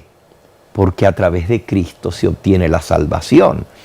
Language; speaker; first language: Spanish; native; Spanish